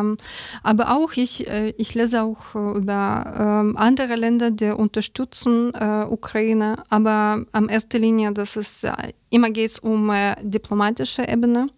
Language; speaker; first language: German; non-native, learner; Ukrainian